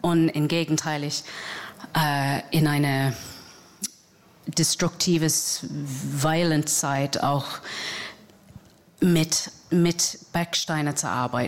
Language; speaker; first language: German; non-native, fluent; English